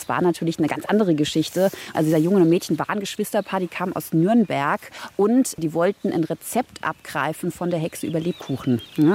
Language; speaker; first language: German; native; German